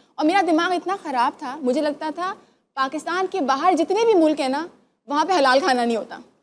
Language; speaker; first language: Urdu; native; Urdu